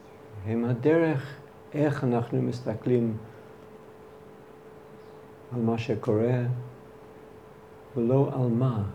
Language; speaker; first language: Hebrew; non-native, fluent; English